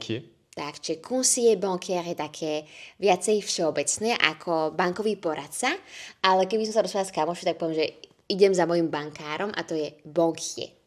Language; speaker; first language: Slovak; native; Slovak